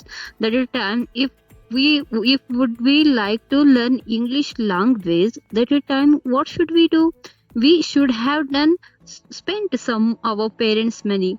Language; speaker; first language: English; non-native, learner; Kannada